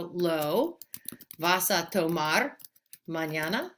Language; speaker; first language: Spanish; non-native, fluent; English